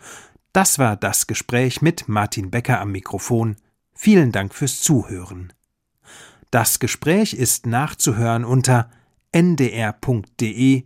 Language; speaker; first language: German; native; German